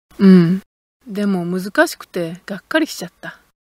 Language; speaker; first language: Japanese; native; Japanese